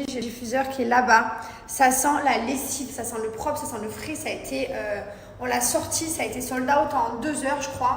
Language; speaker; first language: French; native; French